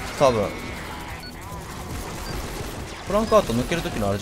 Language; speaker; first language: Japanese; native; Japanese